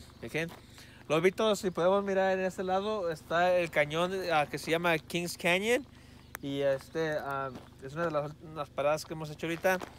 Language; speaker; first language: Spanish; early bilingual, heritage; Spanish